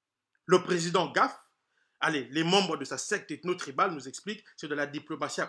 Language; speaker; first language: French; non-native, local second language; Lingala